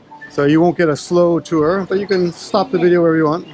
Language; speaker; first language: English; native; English